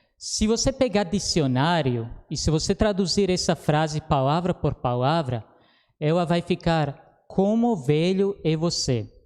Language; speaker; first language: Portuguese; non-native, fluent; Croatian